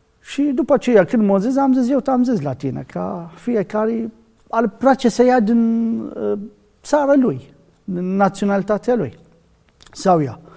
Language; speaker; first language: Romanian; non-native, learner; Arabic